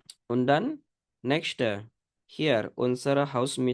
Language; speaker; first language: German; non-native, fluent; Indonesian